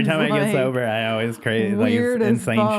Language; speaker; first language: English; native; English